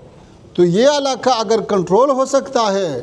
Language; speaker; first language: Hindi; non-native, fluent; Pashto